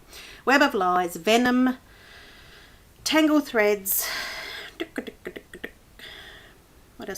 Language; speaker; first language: English; native; English